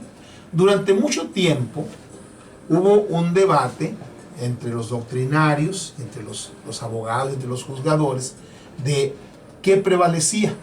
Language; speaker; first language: Spanish; native; Spanish